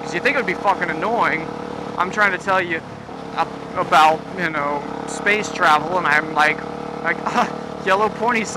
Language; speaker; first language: English; native; English